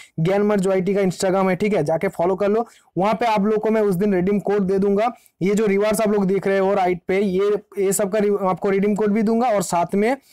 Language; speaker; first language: Hindi; native; Hindi